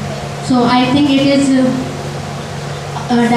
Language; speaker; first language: English; non-native, learner; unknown